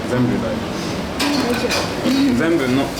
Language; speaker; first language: Japanese; non-native, learner; English